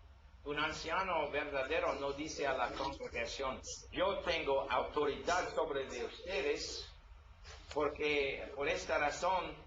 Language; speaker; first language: Spanish; non-native, learner; English